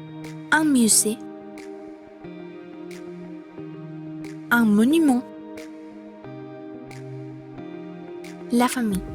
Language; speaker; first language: French; non-native, fluent; Spanish